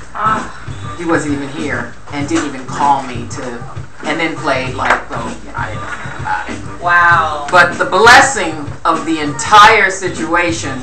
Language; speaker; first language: English; native; English